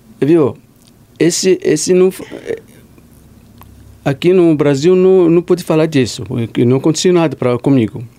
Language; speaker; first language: Portuguese; non-native, learner; Arabic